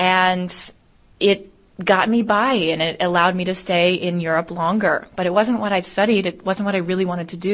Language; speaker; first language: English; native; English